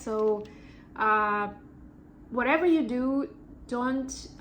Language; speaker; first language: English; non-native, fluent; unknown